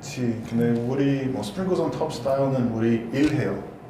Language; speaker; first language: Korean; non-native, learner; English